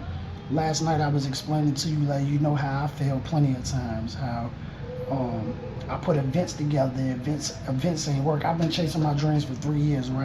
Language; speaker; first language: English; native; English